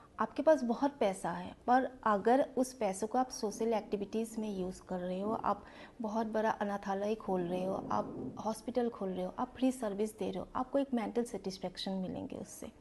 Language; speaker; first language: Hindi; non-native, local second language; Assamese